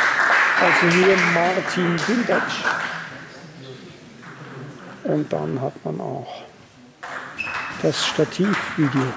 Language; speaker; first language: German; native; German